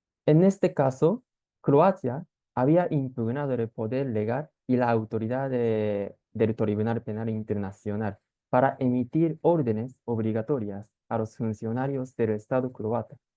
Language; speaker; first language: Spanish; non-native, fluent; Japanese